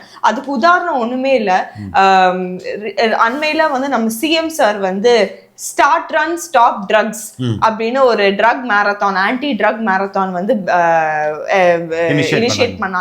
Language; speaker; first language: Tamil; native; Tamil